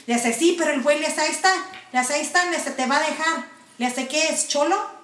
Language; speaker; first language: Spanish; early bilingual, heritage; Spanish